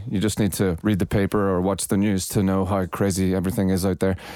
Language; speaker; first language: English; native; English